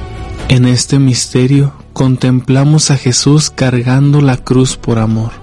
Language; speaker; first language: Spanish; native; Spanish